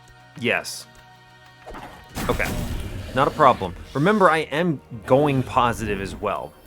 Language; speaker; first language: English; native; English